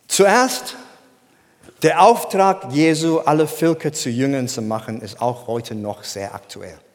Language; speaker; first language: German; non-native, fluent; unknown